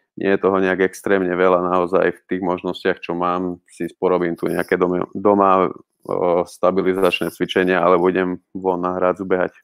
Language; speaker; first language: Slovak; non-native, local second language; Hungarian